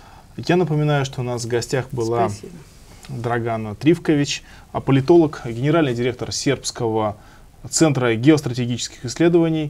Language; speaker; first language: Russian; native; Russian